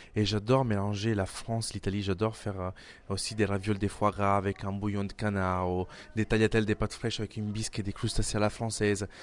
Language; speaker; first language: French; non-native, fluent; Italian